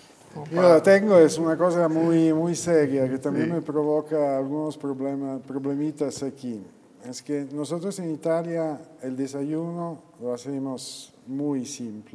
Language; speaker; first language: Spanish; non-native, fluent; Italian